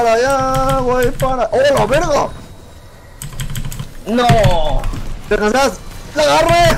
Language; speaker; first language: Spanish; native; Spanish